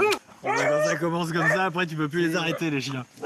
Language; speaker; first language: French; native; French